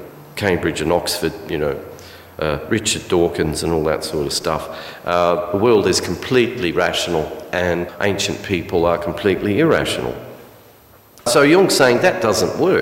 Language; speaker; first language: English; native; English